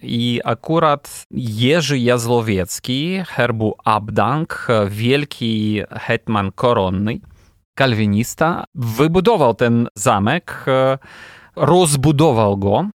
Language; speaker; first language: Polish; non-native, fluent; Ukrainian